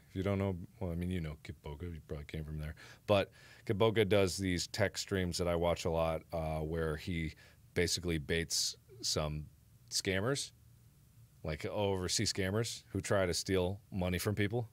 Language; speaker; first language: English; native; English